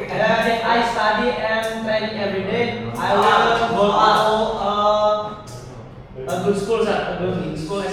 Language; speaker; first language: English; non-native, learner; Indonesian